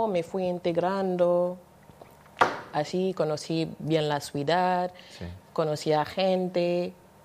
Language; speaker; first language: Spanish; non-native, fluent; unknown